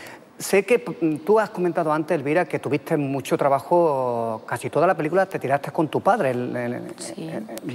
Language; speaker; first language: Spanish; native; Spanish